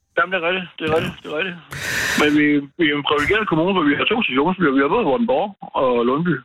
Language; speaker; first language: Danish; native; Danish